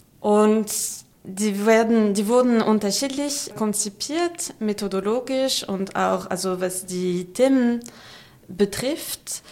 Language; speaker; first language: German; non-native, fluent; French